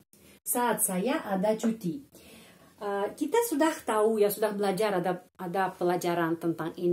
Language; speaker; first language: Indonesian; non-native, fluent; Russian